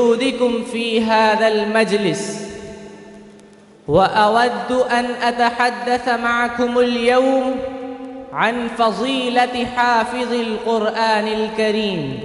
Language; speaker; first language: Arabic; non-native, learner; Urdu